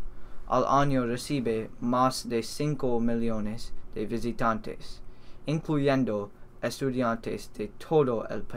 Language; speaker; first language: Spanish; non-native, learner; English